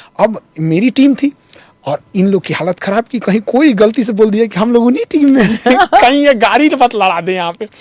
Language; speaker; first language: Hindi; native; Hindi